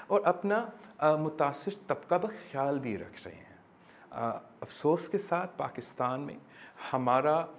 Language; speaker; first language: Urdu; non-native, local second language; English